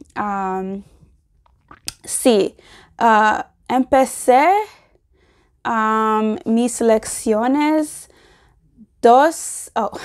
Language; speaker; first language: Spanish; non-native, learner; English